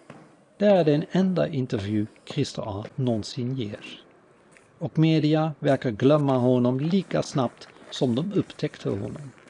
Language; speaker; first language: Swedish; native; Swedish